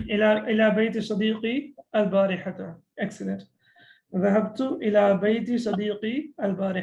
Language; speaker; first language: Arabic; non-native, fluent; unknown